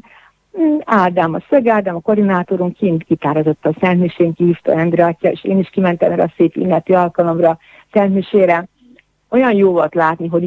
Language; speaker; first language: Hungarian; native; Hungarian